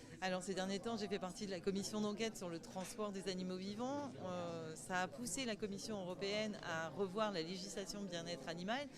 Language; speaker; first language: French; native; French